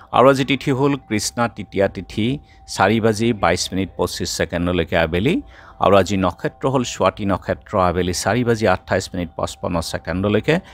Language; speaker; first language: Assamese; native; Assamese